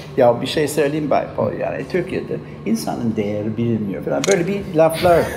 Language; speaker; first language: Turkish; non-native, fluent; English